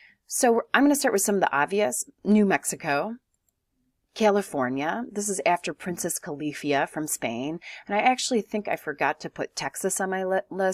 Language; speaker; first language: English; native; English